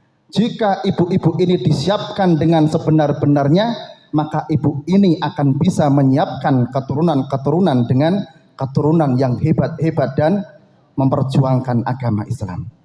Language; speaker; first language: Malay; non-native, local second language; Javanese